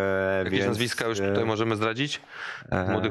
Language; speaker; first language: Polish; native; Polish